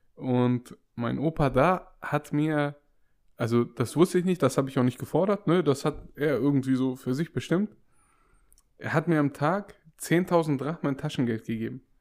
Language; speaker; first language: German; native; German